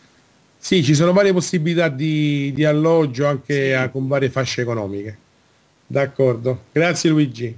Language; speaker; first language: Italian; native; Italian